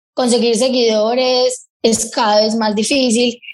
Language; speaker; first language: Spanish; native; Spanish